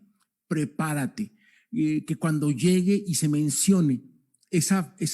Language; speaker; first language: Spanish; native; Spanish